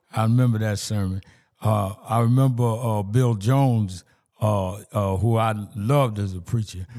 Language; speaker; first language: English; native; English